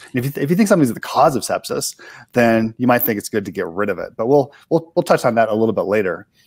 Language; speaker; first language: English; native; English